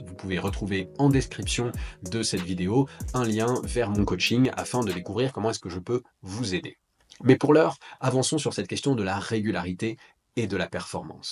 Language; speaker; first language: French; native; French